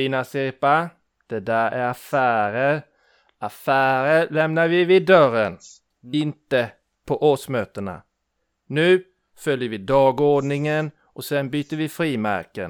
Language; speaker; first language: Swedish; native; Swedish